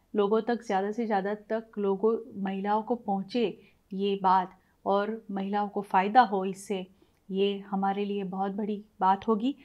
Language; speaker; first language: Hindi; non-native, local second language; Gujarati